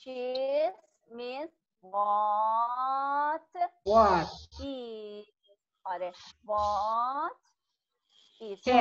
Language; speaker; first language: English; non-native, learner; Persian